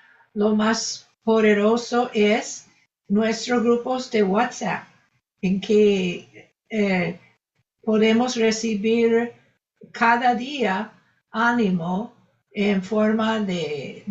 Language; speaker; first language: Spanish; non-native, fluent; English